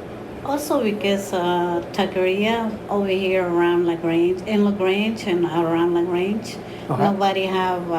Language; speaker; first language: English; non-native, learner; Spanish